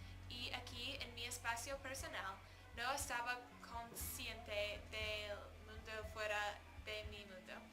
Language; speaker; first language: Spanish; non-native, learner; English